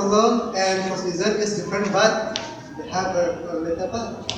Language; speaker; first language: English; non-native, learner; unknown